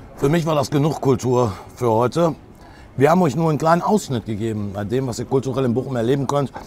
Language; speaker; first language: German; native; German